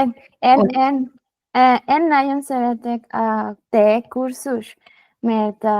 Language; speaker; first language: Hungarian; non-native, learner; Spanish